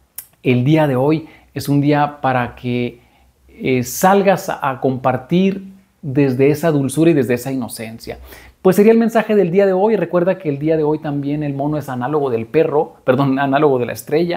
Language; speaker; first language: Spanish; native; Spanish